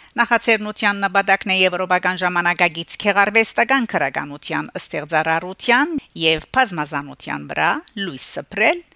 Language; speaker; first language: Armenian; early bilingual, heritage; Armenian